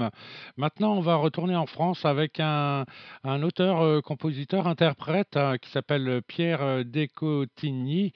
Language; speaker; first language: French; native; French